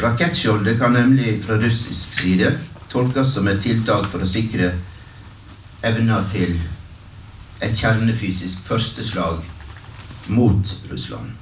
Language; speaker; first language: Norwegian; native; Norwegian